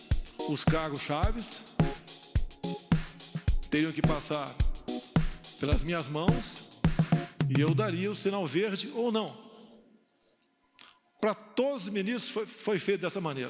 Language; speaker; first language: Portuguese; native; Portuguese